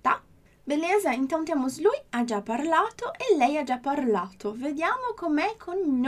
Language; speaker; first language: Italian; non-native, fluent; Portuguese